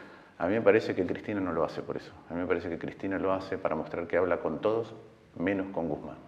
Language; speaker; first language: Spanish; native; Spanish